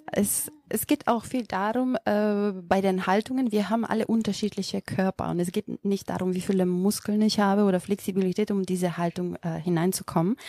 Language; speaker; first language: German; non-native, fluent; Macedonian